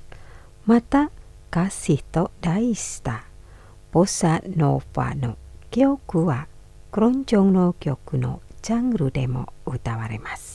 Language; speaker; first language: Japanese; non-native, fluent; Indonesian